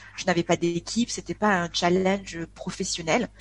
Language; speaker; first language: French; native; French